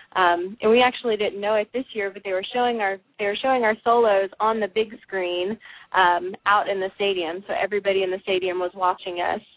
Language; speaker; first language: English; native; English